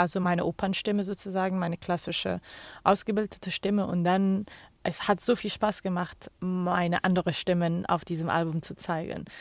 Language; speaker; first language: German; non-native, fluent; Arabic